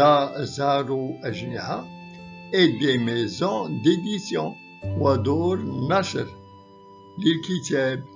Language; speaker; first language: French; non-native, local second language; Arabic